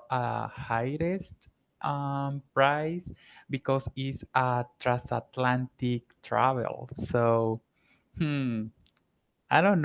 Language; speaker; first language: English; non-native, learner; Spanish